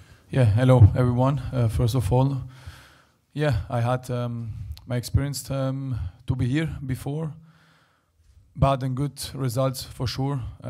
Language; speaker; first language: English; non-native, fluent; Albanian